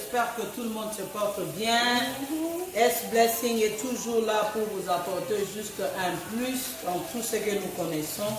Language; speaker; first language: French; non-native, local second language; Lingala